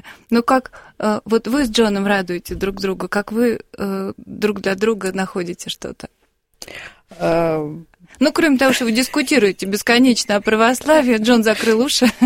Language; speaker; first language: Russian; native; Russian